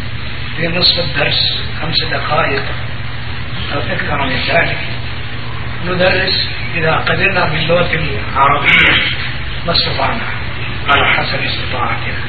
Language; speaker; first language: Arabic; non-native, fluent; Turkish